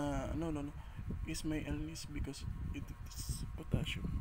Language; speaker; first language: English; non-native, learner; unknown